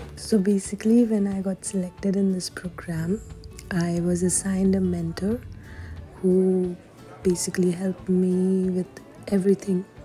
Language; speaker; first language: English; non-native, local second language; Hindi